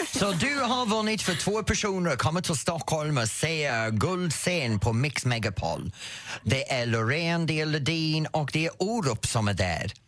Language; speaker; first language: Swedish; non-native, fluent; English